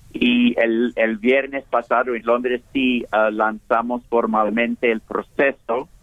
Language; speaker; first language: Spanish; non-native, fluent; English